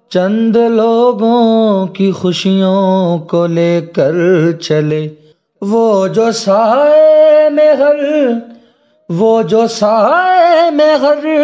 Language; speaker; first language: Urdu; non-native, local second language; Punjabi